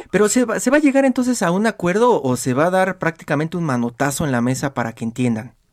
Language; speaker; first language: Spanish; native; Spanish